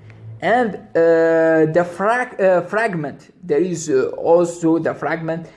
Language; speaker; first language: English; non-native, local second language; Arabic